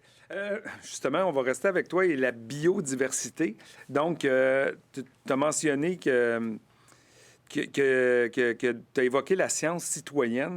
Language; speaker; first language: French; native; French